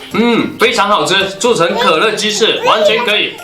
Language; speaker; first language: Chinese; native; Chinese